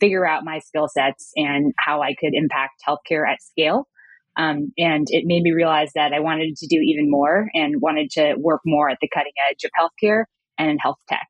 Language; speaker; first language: English; native; English